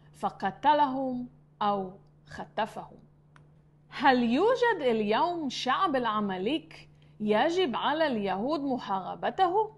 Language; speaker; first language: Arabic; non-native, fluent; Hebrew